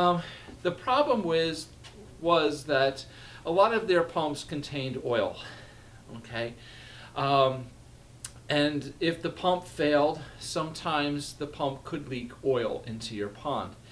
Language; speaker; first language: English; native; English